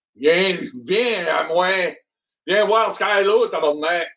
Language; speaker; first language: French; non-native, learner; English